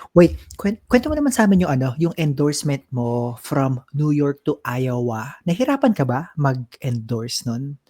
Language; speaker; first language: Filipino; native; Filipino